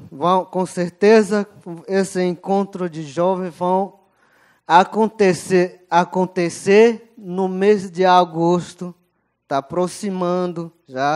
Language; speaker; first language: Portuguese; non-native, local second language; Yanomámi